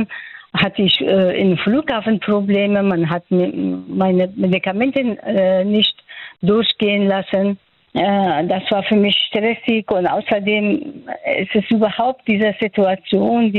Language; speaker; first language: German; non-native, fluent; Persian